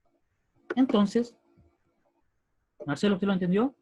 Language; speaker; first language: Spanish; native; Spanish